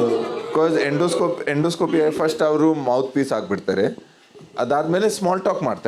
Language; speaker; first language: Kannada; non-native, learner; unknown